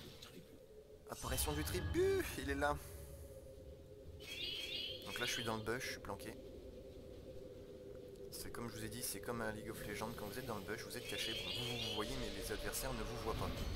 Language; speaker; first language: French; native; French